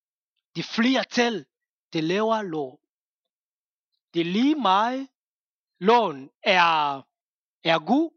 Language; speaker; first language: Danish; non-native, fluent; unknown